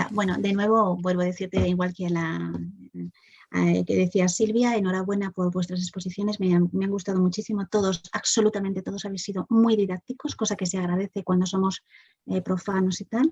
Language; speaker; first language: Spanish; native; Spanish